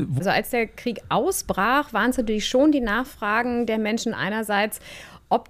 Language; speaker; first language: German; native; German